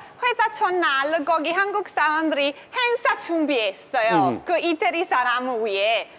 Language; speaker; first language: Korean; non-native, learner; Italian